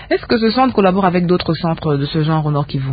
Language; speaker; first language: French; non-native, local second language; Lingala